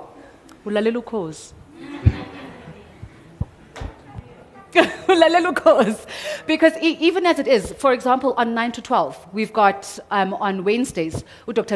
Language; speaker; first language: English; non-native, local second language; Zulu